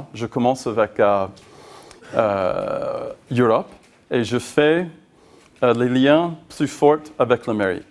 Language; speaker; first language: French; non-native, learner; English